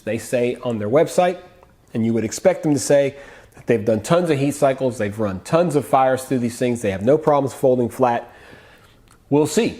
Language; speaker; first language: English; native; English